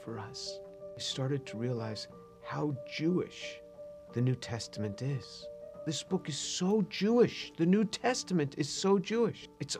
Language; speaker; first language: English; native; English